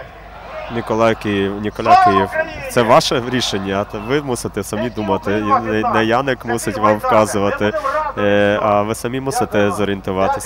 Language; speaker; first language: Ukrainian; native; Ukrainian